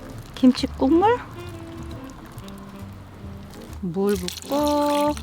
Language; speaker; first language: Korean; native; Korean